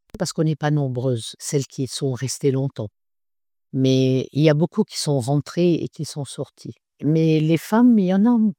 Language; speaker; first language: French; non-native, local second language; Arabic